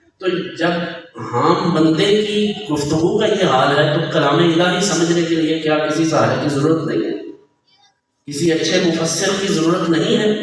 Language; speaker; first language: Urdu; non-native, local second language; Punjabi